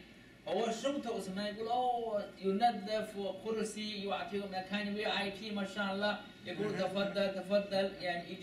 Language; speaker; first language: Arabic; non-native, learner; Chinese